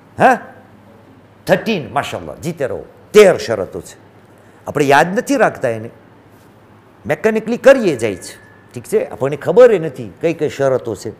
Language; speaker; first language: Gujarati; early bilingual, heritage; Gujarati